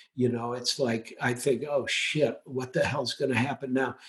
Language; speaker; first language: English; native; English